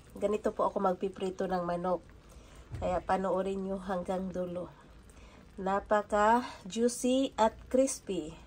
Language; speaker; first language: Filipino; native; Filipino